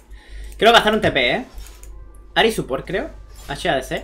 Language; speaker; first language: Spanish; native; Spanish